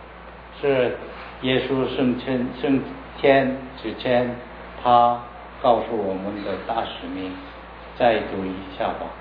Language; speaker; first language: Chinese; non-native, learner; Korean